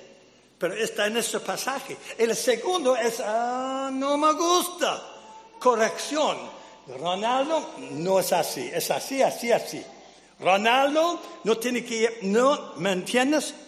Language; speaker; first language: Spanish; non-native, fluent; English